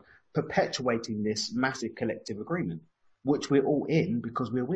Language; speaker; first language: English; native; English